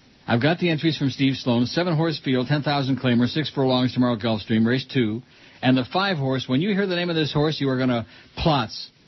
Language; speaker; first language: English; native; English